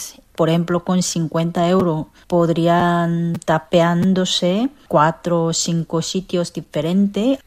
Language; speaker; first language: Spanish; non-native, fluent; Korean